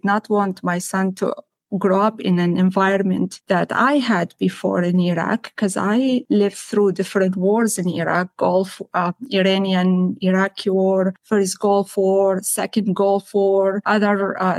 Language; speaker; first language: English; non-native, fluent; Arabic